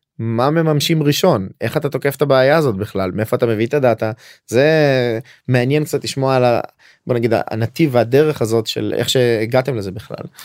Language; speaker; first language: Hebrew; native; Hebrew